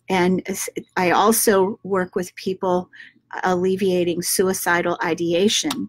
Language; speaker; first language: English; native; English